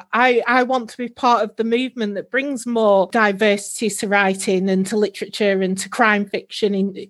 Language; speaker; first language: English; native; English